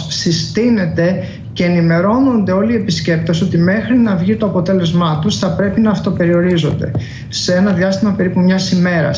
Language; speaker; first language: Greek; native; Greek